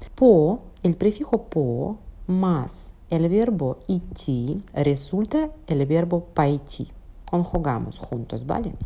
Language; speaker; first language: Spanish; non-native, fluent; Russian